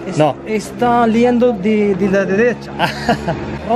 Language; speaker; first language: Spanish; non-native, learner; Arabic